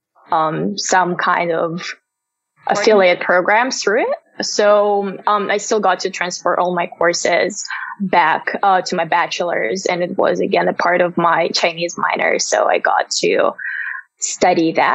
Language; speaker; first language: English; non-native, fluent; Russian